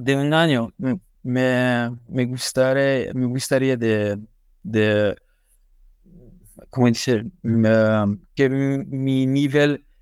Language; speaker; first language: Spanish; non-native, learner; French